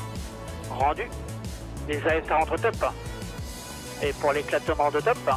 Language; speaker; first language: French; native; French